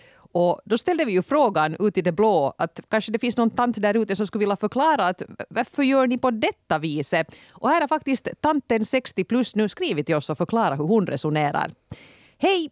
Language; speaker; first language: Swedish; native; Swedish